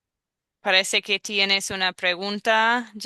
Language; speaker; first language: Spanish; non-native, fluent; English